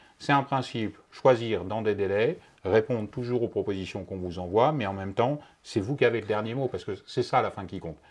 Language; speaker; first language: French; native; French